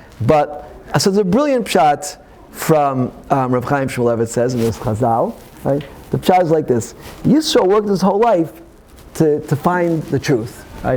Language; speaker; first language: English; native; English